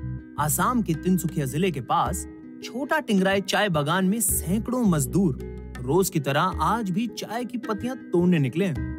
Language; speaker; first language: Hindi; native; Hindi